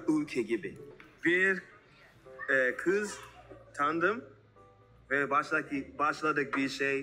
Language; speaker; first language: Turkish; non-native, learner; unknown